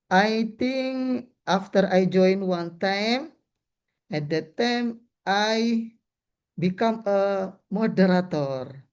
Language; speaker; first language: English; non-native, learner; Indonesian